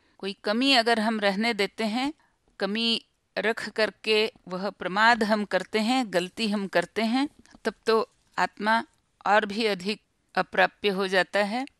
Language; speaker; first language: Hindi; non-native, local second language; Marathi